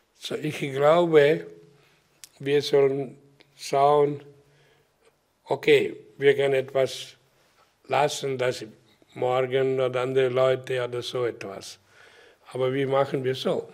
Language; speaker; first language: German; non-native, learner; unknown